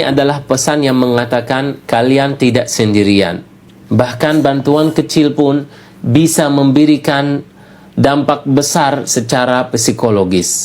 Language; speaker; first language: Indonesian; non-native, fluent; Arabic